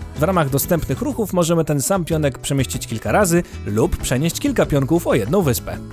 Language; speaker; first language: Polish; native; Polish